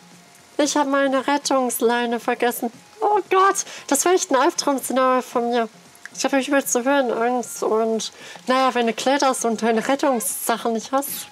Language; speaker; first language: German; native; German